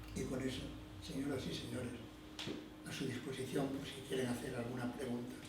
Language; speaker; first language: Spanish; non-native, local second language; Galician